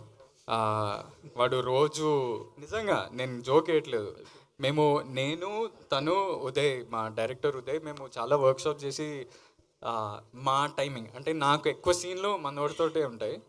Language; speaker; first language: Telugu; native; Telugu